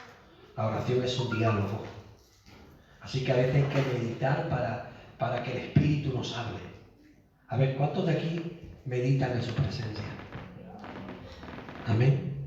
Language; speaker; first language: Spanish; native; Spanish